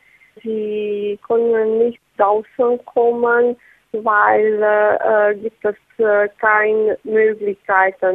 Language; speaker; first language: German; non-native, learner; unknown